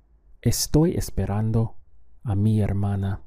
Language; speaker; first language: Spanish; non-native, fluent; English